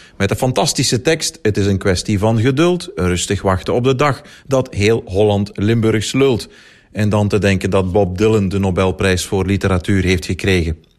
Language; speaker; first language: Dutch; native; Dutch